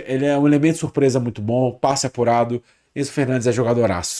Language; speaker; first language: Portuguese; native; Portuguese